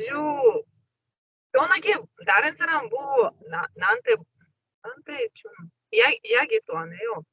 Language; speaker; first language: Korean; non-native, learner; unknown